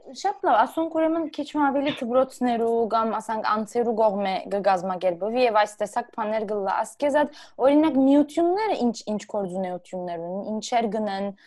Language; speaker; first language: Armenian; early bilingual, heritage; Armenian